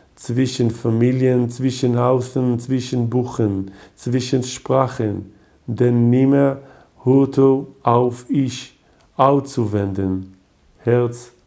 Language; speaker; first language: German; non-native, learner; Hebrew